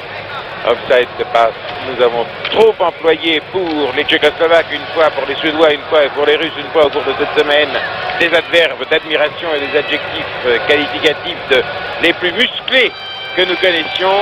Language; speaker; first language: French; native; French